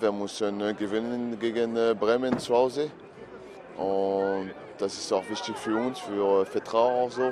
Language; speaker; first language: German; non-native, learner; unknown